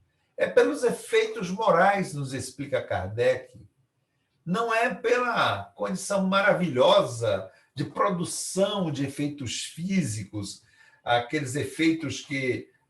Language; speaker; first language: Portuguese; native; Portuguese